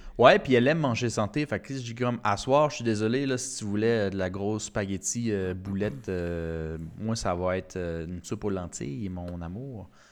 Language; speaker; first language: French; native; French